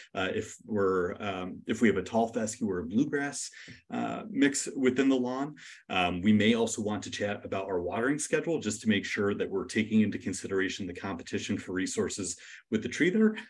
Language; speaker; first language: English; native; English